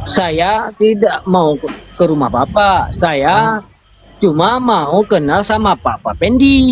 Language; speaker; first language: Indonesian; non-native, local second language; Achinese